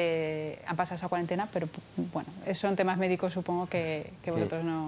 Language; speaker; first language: Spanish; native; Spanish